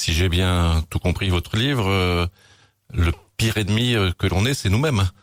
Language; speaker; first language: French; native; French